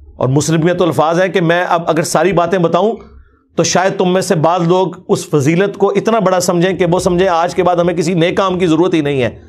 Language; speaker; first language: Urdu; non-native, local second language; Punjabi